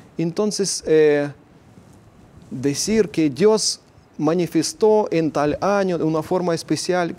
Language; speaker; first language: Spanish; non-native, fluent; Ukrainian